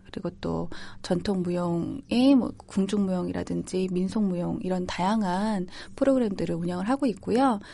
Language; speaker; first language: Korean; native; Korean